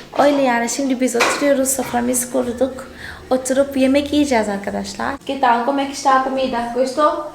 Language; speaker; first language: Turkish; non-native, fluent; Portuguese